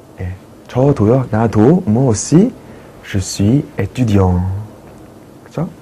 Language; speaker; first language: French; non-native, fluent; Korean